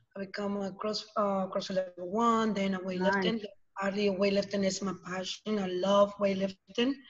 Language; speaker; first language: English; non-native, learner; Spanish